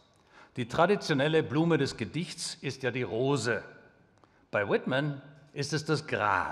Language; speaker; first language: German; native; German